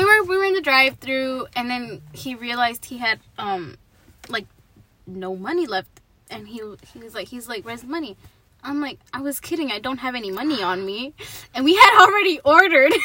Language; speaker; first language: English; native; English